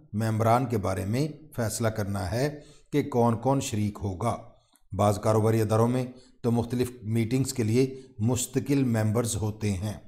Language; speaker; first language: Urdu; non-native, local second language; Punjabi